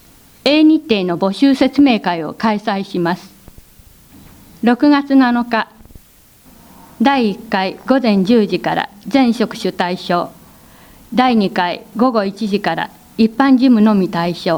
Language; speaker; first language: Japanese; native; Japanese